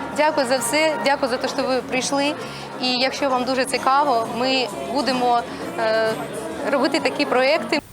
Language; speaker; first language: Ukrainian; non-native, local second language; Russian